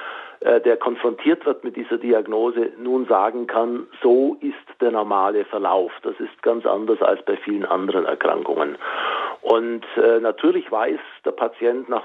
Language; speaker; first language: German; native; German